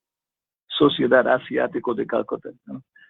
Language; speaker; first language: Spanish; non-native, learner; English